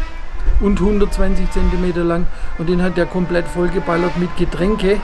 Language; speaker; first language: German; native; German